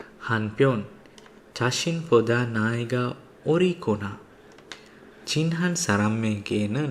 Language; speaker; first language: Korean; non-native, learner; Sinhala